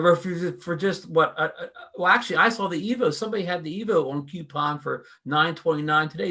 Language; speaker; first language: English; native; English